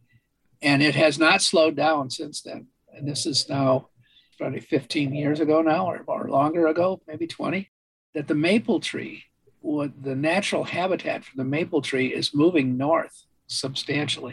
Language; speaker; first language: English; native; English